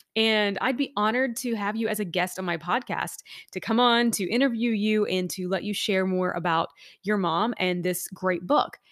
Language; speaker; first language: English; native; English